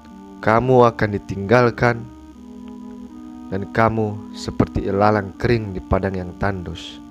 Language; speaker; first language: Indonesian; native; Indonesian